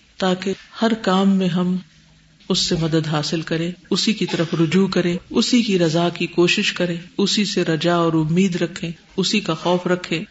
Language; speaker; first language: Urdu; native; Urdu